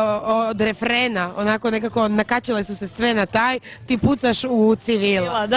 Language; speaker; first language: Croatian; native; Croatian